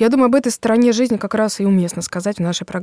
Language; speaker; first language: Russian; native; Russian